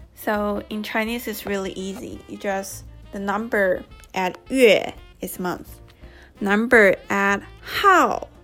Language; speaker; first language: English; non-native, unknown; Chinese